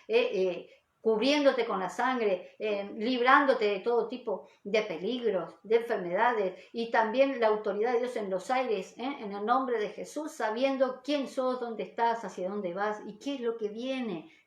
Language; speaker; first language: Spanish; native; Spanish